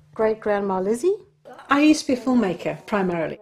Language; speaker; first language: English; native; English